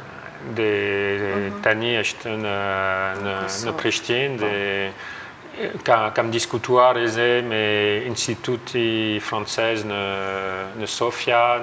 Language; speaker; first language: Albanian; non-native, learner; French